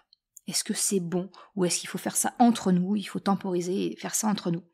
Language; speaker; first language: French; native; French